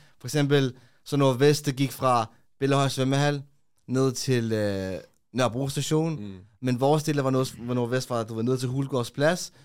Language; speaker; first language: Danish; early bilingual, other home language; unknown